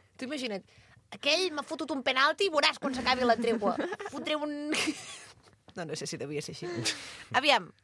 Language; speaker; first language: Catalan; native; Catalan